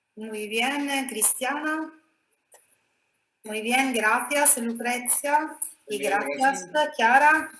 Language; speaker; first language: Spanish; non-native, fluent; Italian